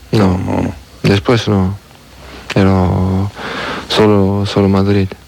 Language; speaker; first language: Spanish; non-native, learner; French